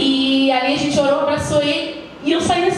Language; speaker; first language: Portuguese; native; Portuguese